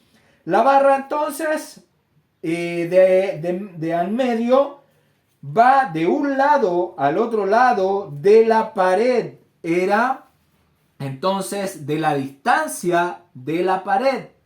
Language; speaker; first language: Spanish; native; Spanish